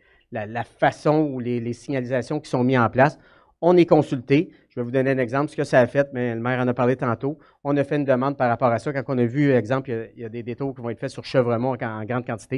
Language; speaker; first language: French; native; French